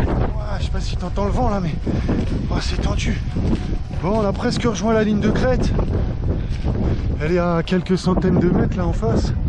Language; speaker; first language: French; native; French